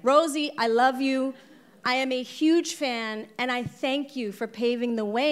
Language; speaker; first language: English; native; English